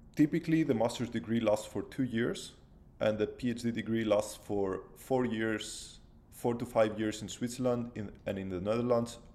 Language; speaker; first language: English; non-native, fluent; Greek